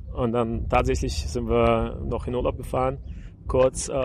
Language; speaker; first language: German; non-native, fluent; Russian